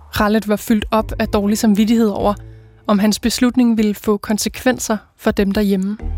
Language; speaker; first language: Danish; native; Danish